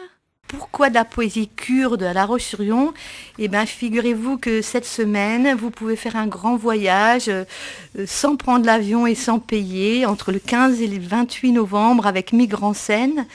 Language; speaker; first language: French; native; French